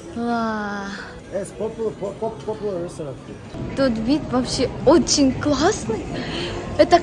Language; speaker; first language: Russian; non-native, learner; Korean